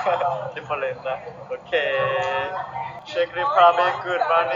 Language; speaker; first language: English; non-native, learner; Thai